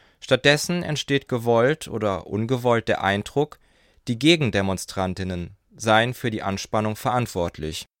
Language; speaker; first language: German; native; German